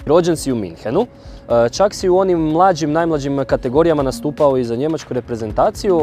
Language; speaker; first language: Croatian; native; Croatian